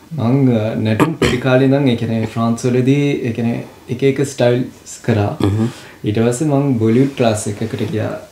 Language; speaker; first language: Sinhala; early bilingual, heritage; Sinhala